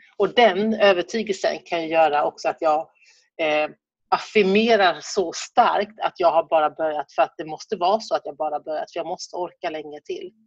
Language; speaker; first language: Swedish; native; Swedish